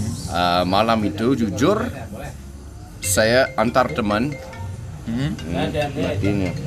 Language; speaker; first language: Indonesian; non-native, fluent; English